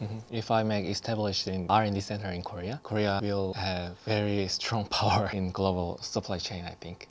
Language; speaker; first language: English; non-native, fluent; Korean